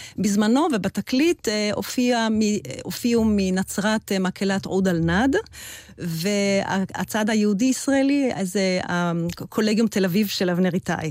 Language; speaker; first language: Hebrew; early bilingual, heritage; Hebrew